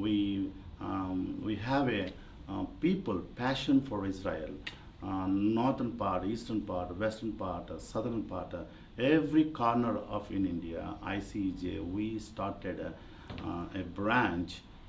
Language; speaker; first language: English; non-native, local second language; Telugu